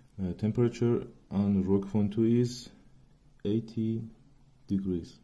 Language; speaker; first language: English; non-native, learner; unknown